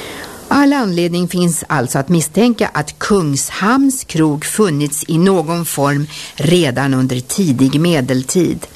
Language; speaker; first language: Swedish; native; Swedish